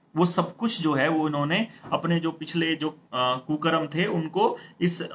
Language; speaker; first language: Hindi; native; Hindi